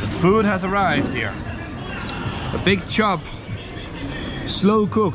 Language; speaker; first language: English; non-native, fluent; Danish